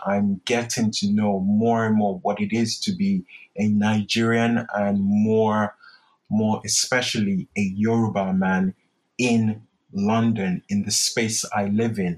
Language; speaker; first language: English; non-native, local second language; Yoruba